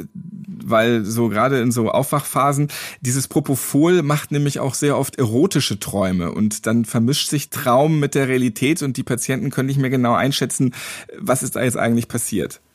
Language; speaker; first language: German; native; German